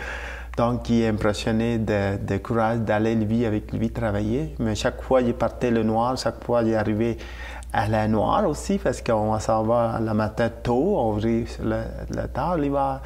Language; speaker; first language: French; non-native, learner; Tamil